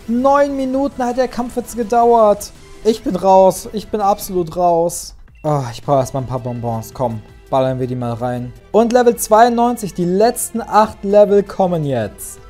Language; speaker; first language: German; native; German